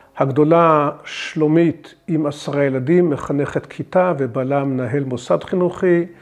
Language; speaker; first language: Hebrew; early bilingual, other home language; English